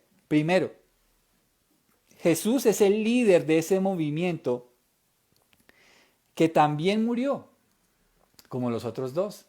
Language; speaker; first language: Spanish; native; Spanish